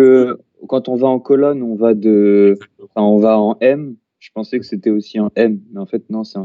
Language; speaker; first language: French; native; French